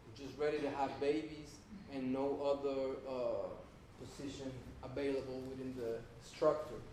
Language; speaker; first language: English; non-native, fluent; Spanish